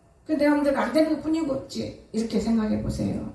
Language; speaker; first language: Korean; native; Korean